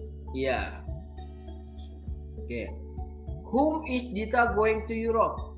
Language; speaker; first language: English; non-native, learner; Indonesian